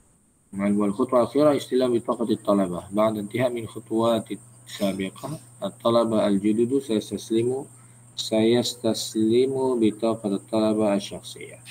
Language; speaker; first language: Arabic; non-native, fluent; Malay